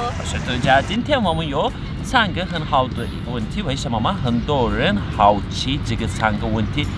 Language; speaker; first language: Chinese; non-native, fluent; Turkish